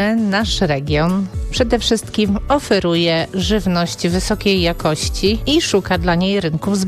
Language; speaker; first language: Polish; native; Polish